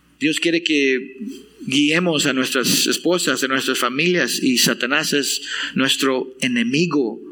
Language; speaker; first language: Spanish; non-native, fluent; English